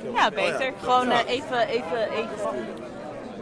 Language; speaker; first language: Dutch; non-native, fluent; English